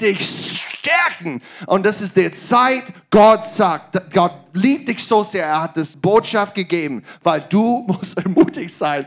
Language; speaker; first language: German; non-native, learner; English